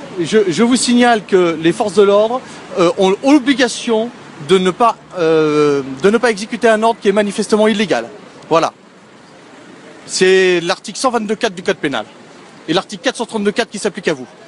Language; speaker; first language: French; native; French